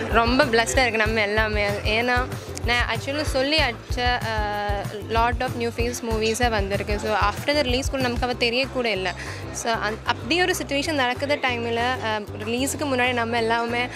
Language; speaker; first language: Tamil; non-native, local second language; Malayalam